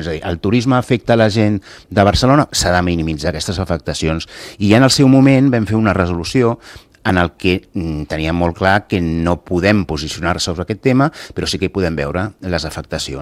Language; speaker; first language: Catalan; native; Catalan